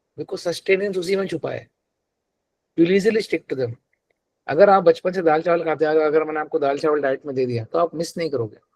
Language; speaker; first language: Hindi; non-native, local second language; Telugu